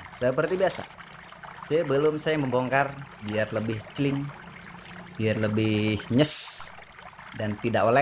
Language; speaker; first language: Indonesian; non-native, local second language; Sundanese